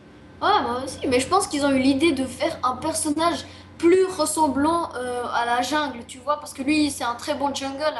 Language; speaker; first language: French; native; French